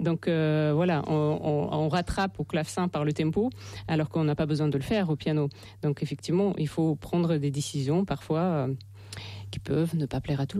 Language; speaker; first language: French; non-native, fluent; Russian